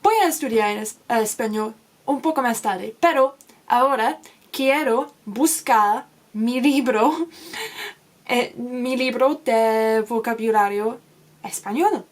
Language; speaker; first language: Spanish; non-native, learner; English